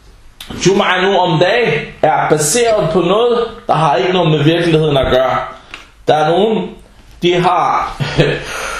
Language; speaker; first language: Danish; non-native, fluent; Arabic